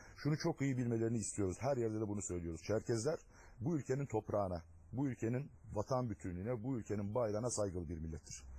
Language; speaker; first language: Turkish; non-native, local second language; Adyghe